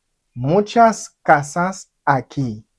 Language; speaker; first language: Spanish; non-native, fluent; Haitian Creole